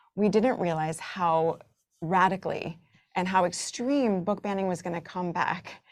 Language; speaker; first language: English; native; English